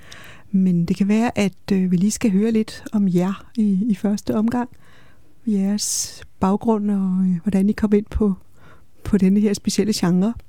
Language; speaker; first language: Danish; native; Danish